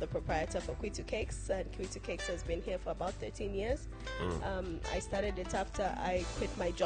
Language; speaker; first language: English; non-native, local second language; Tumbuka